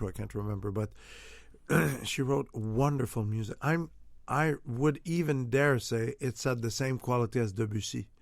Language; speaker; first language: English; non-native, fluent; French